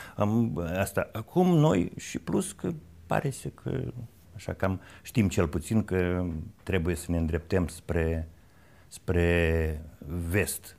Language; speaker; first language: Romanian; native; Romanian